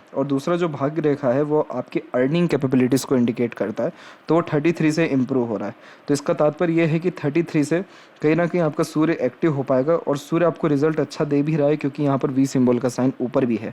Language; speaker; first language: Hindi; native; Hindi